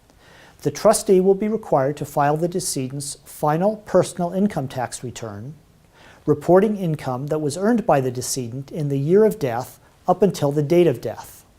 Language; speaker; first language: English; native; English